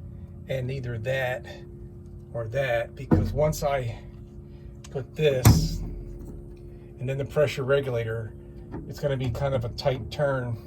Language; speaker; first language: English; native; English